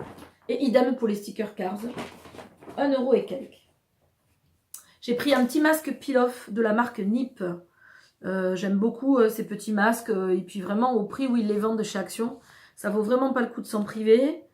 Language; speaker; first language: French; native; French